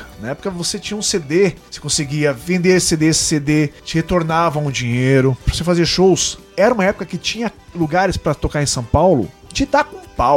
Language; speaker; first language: Portuguese; native; Portuguese